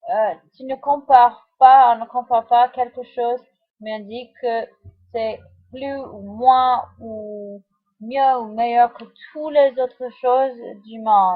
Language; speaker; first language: French; non-native, fluent; English